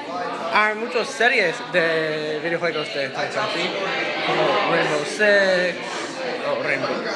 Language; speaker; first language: Spanish; non-native, learner; English